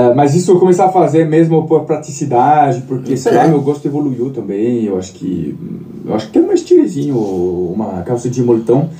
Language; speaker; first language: Portuguese; non-native, fluent; French